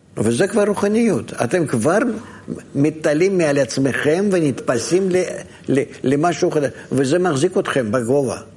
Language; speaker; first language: Hebrew; non-native, fluent; Russian